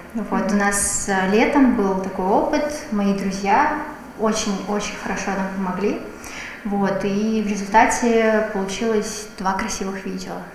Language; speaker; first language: Russian; native; Russian